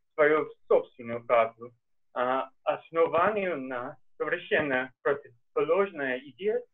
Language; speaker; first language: Russian; non-native, fluent; English